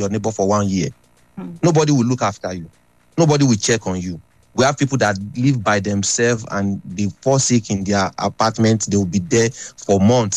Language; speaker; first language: English; non-native, local second language; Yoruba